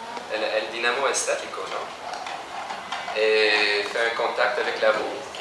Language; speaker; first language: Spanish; non-native, learner; French